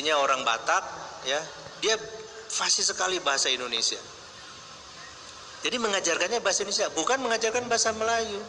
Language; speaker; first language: Indonesian; native; Indonesian